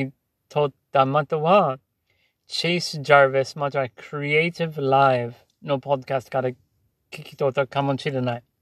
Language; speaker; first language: Japanese; non-native, learner; English